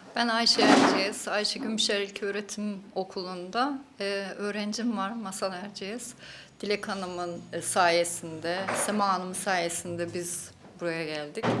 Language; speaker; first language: Turkish; native; Turkish